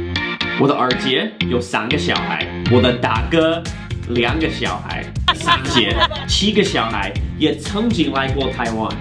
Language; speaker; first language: Chinese; non-native, fluent; English